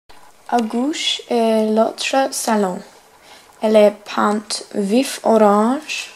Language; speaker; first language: French; non-native, learner; English